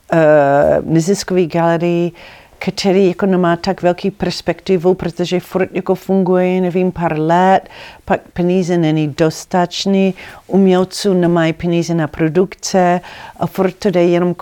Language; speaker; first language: Czech; non-native, learner; English